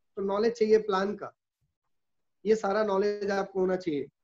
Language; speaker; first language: Hindi; native; Hindi